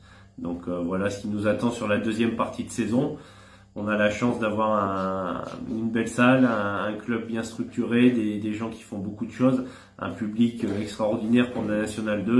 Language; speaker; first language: French; native; French